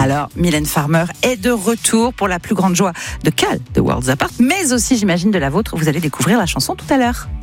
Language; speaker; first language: French; native; French